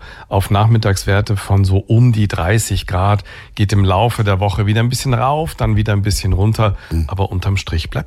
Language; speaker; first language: German; native; German